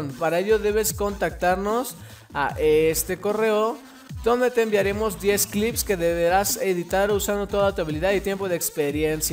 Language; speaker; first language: Spanish; native; Spanish